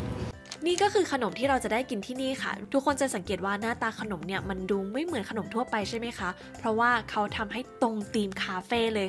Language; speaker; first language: Thai; native; Thai